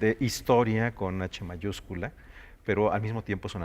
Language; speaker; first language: Spanish; native; Spanish